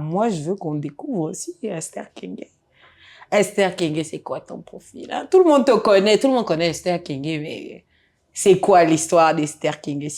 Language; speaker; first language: French; native; French